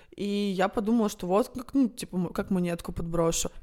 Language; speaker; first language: Russian; native; Russian